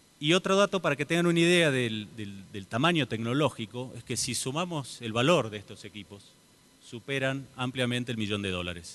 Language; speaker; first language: Spanish; native; Spanish